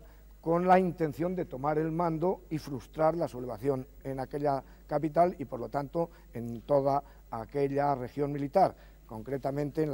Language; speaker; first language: Spanish; native; Spanish